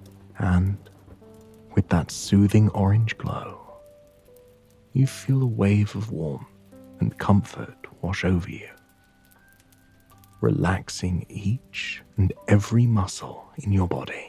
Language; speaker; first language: English; native; English